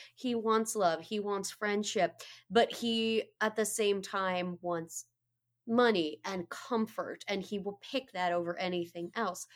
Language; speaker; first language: English; native; English